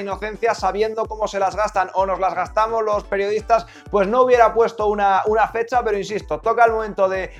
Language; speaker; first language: Spanish; native; Spanish